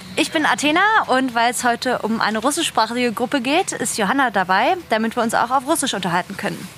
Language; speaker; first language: German; native; German